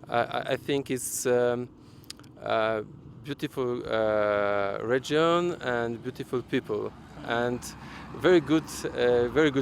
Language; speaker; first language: English; non-native, learner; Polish